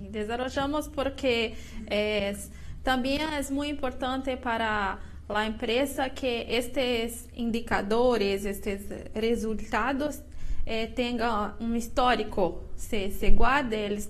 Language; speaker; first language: Spanish; non-native, learner; Portuguese